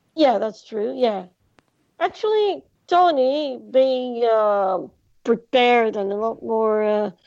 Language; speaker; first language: English; non-native, fluent; Greek